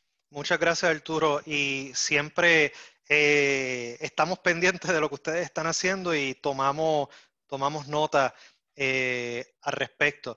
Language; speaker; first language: Spanish; native; Spanish